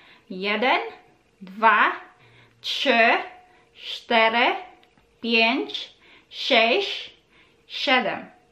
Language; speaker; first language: Polish; non-native, learner; Filipino